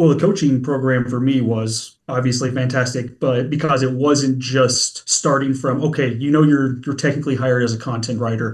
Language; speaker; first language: English; native; English